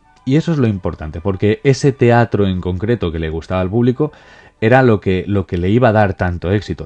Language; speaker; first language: Spanish; native; Spanish